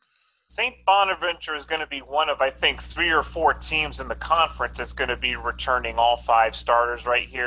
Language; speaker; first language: English; native; English